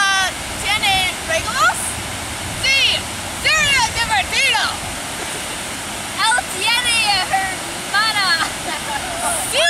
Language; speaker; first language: Spanish; non-native, learner; English